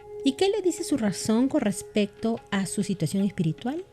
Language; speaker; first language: Spanish; native; Spanish